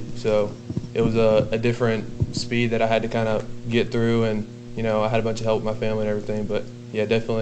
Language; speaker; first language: English; native; English